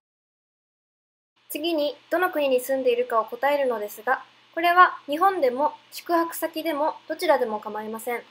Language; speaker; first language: Japanese; early bilingual, heritage; Japanese